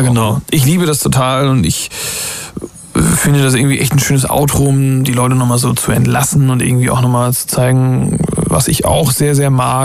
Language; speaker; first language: German; native; German